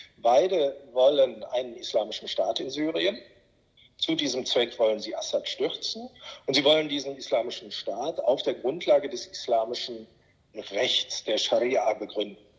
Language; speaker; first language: German; native; German